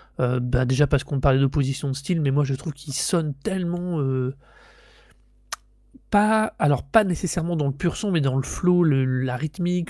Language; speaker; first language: French; native; French